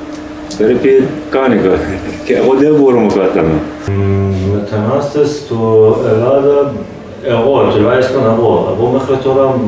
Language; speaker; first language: Greek; non-native, learner; Persian